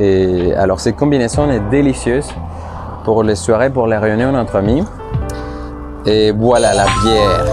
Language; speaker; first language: French; non-native, fluent; Spanish